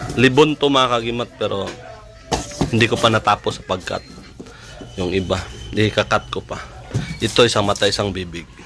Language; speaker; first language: Filipino; non-native, local second language; Cebuano